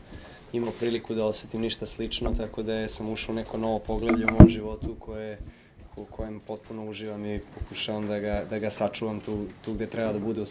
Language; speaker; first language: Serbian; native; Serbian